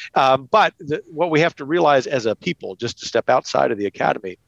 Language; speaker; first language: English; native; English